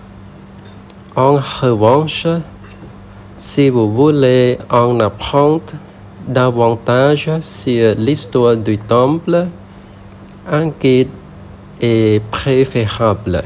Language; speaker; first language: French; non-native, learner; Khmer